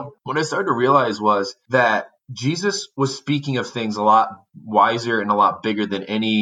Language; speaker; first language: English; native; English